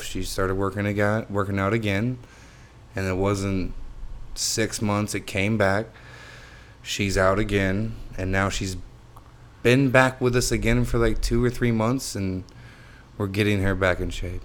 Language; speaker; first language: English; native; English